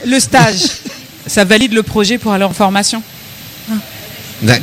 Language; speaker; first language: French; native; French